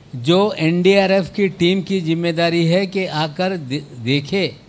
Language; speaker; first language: Hindi; non-native, local second language; Marathi